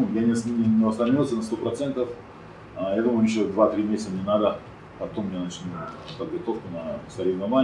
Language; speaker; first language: Russian; non-native, fluent; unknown